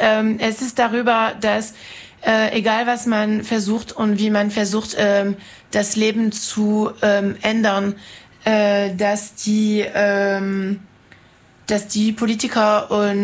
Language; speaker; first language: German; non-native, fluent; French